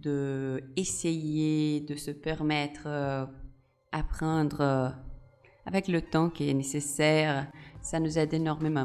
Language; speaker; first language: French; non-native, fluent; Portuguese